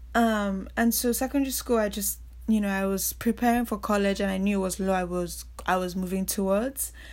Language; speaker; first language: English; non-native, local second language; Yoruba